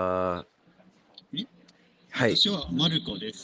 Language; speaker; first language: Japanese; non-native, fluent; English